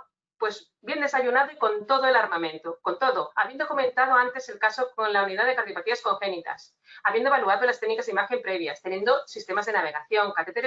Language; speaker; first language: Spanish; native; Spanish